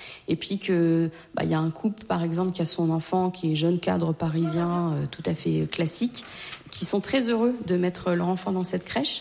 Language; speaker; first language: French; native; French